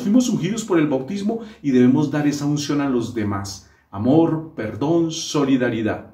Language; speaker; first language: Spanish; native; Spanish